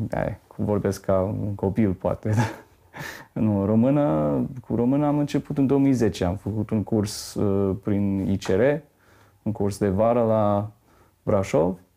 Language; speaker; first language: Romanian; non-native, fluent; English